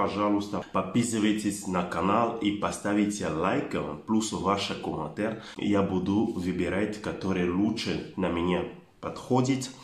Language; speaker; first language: Russian; non-native, learner; French